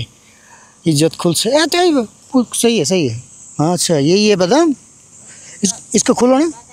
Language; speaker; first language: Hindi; non-native, learner; Bangla